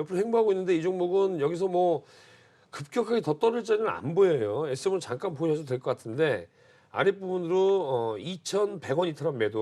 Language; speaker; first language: Korean; native; Korean